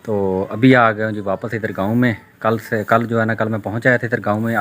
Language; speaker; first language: Urdu; non-native, local second language; Punjabi